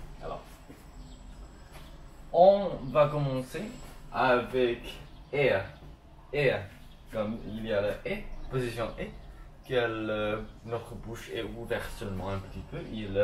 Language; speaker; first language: French; non-native, learner; English